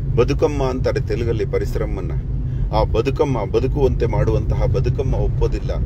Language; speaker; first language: Kannada; native; Kannada